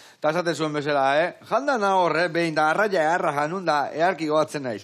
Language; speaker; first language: Basque; native; Basque